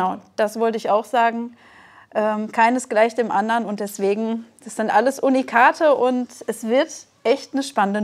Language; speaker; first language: German; native; German